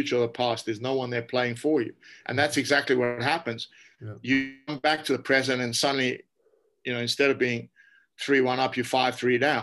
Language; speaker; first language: English; native; English